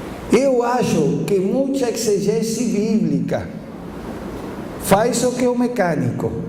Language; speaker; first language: Portuguese; non-native, fluent; Spanish